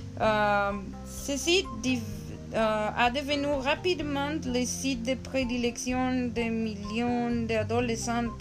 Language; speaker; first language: French; non-native, learner; Spanish